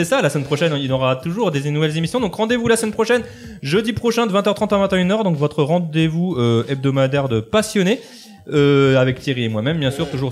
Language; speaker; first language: French; native; French